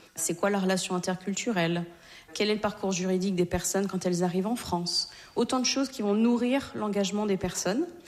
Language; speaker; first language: French; native; French